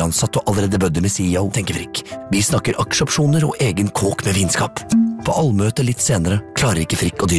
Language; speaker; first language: Norwegian; native; Norwegian